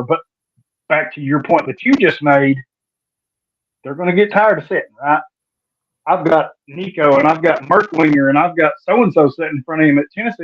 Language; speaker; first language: English; native; English